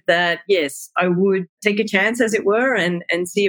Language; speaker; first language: English; native; English